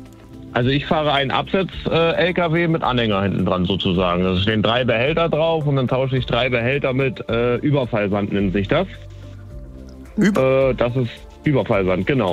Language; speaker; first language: German; native; German